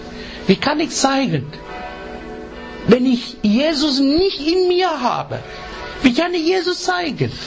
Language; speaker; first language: German; non-native, learner; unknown